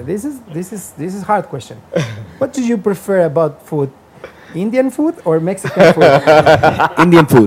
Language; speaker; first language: English; non-native, learner; Spanish